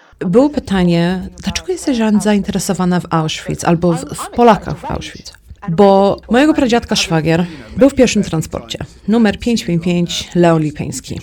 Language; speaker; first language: Polish; early bilingual, heritage; Polish